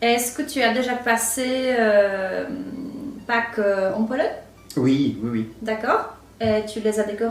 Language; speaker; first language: French; non-native, fluent; Polish